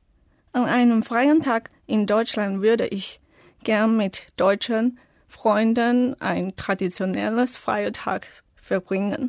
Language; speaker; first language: German; non-native, learner; Chinese